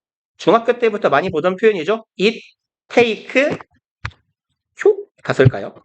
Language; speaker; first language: Korean; native; Korean